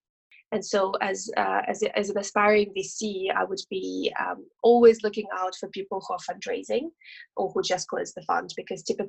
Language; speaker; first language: English; non-native, fluent; French